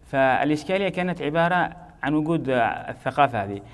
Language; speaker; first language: Arabic; native; Arabic